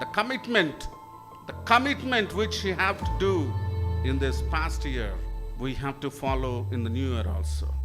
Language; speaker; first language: English; non-native, local second language; Telugu